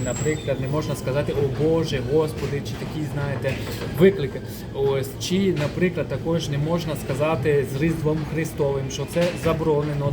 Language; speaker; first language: Ukrainian; non-native, fluent; French